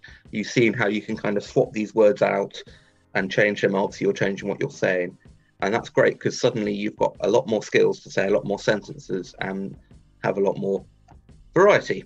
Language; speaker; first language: English; native; English